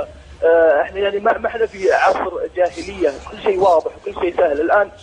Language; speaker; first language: Arabic; native; Arabic